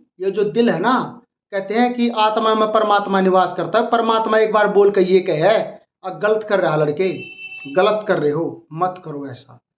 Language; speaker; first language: Hindi; native; Hindi